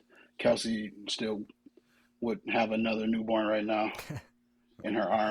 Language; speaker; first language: English; native; English